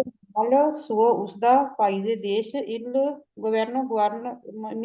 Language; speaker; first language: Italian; non-native, learner; Urdu